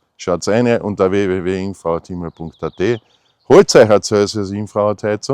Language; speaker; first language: German; native; German